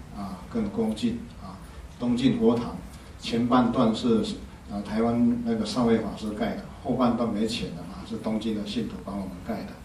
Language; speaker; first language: Chinese; native; Chinese